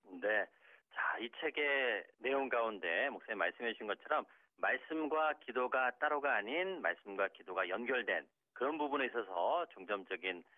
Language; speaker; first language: Korean; native; Korean